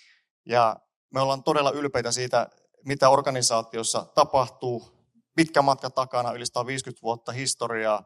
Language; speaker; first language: Finnish; native; Finnish